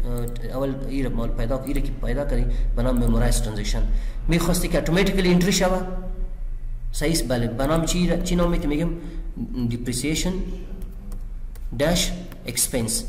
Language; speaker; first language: Persian; non-native, local second language; Pashto